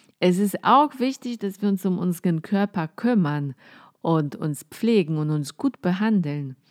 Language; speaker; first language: German; non-native, fluent; Polish